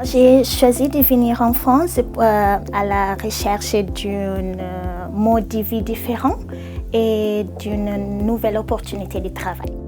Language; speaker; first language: French; non-native, learner; Portuguese